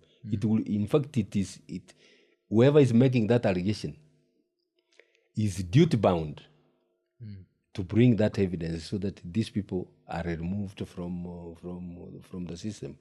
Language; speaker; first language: English; non-native, local second language; Gusii